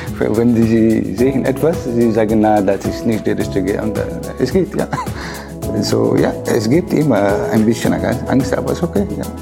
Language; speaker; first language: German; non-native, learner; Arabic